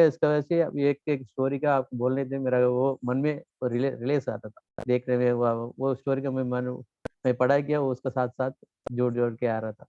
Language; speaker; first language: Hindi; non-native, local second language; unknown